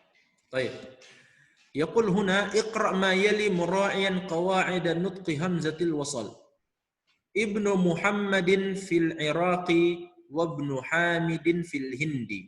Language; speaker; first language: Arabic; non-native, fluent; Indonesian